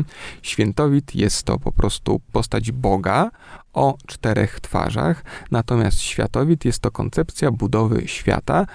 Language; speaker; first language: Polish; native; Polish